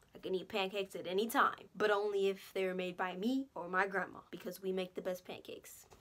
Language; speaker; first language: English; native; English